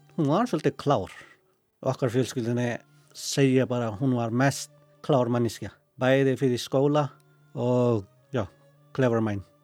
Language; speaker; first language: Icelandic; non-native, learner; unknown